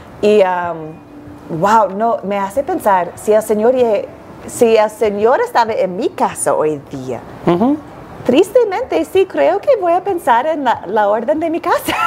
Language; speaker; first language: Spanish; non-native, fluent; English